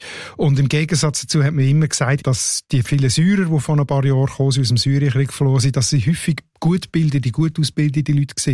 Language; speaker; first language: German; native; German